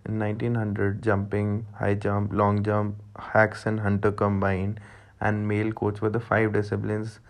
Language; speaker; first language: English; non-native, local second language; Hindi